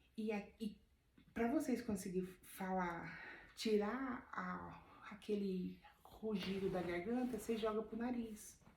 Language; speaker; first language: Portuguese; native; Portuguese